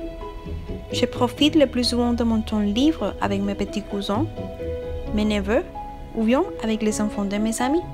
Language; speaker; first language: French; non-native, fluent; Spanish